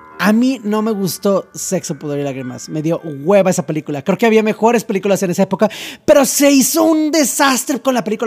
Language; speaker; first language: Spanish; native; Spanish